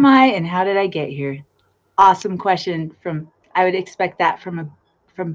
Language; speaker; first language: English; native; English